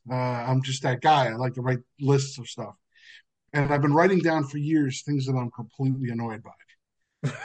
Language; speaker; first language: English; native; English